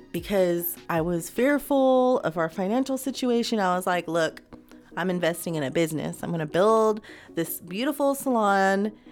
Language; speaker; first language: English; native; English